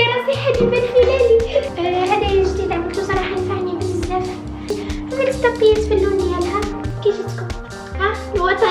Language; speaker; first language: Arabic; native; Arabic